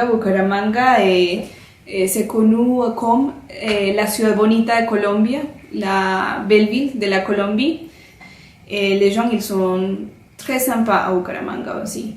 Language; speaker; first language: French; non-native, fluent; Spanish